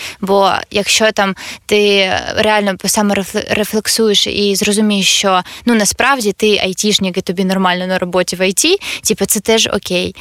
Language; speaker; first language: Ukrainian; non-native, local second language; Russian